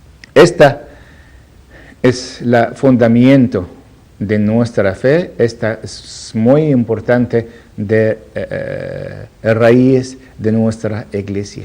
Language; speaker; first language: Spanish; non-native, learner; Arabic